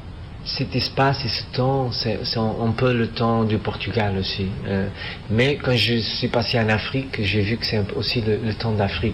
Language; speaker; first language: French; non-native, fluent; Portuguese